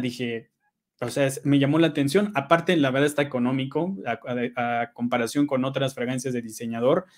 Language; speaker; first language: Spanish; native; Spanish